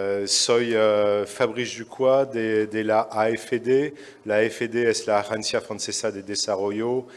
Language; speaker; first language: Spanish; non-native, fluent; French